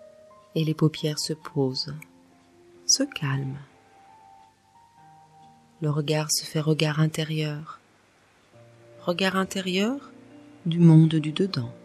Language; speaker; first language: French; native; French